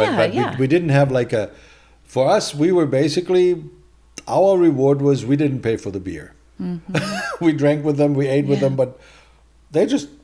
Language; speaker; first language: English; non-native, fluent; German